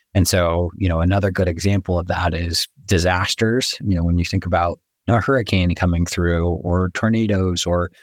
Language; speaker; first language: English; native; English